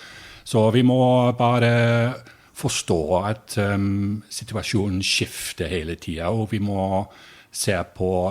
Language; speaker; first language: Norwegian; non-native, fluent; English